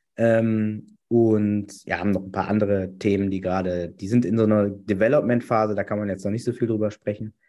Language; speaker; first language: German; native; German